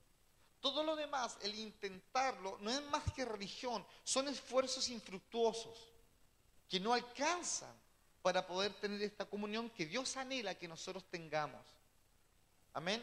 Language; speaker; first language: Spanish; native; Spanish